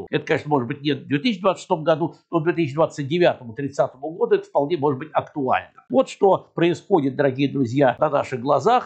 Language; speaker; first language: Russian; native; Russian